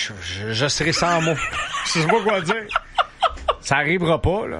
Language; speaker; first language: French; native; French